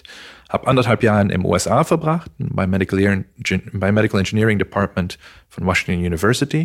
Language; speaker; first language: German; non-native, fluent; Dutch